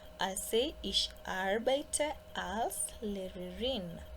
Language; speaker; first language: German; non-native, fluent; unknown